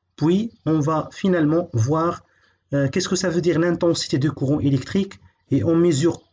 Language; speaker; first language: French; non-native, local second language; Arabic